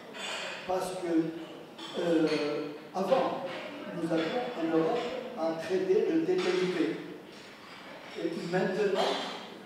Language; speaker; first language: French; non-native, fluent; Spanish